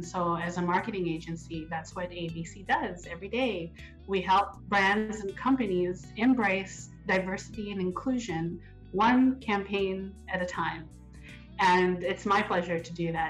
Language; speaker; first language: English; native; English